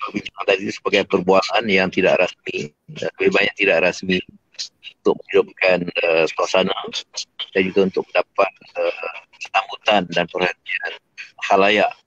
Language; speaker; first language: Malay; native; Malay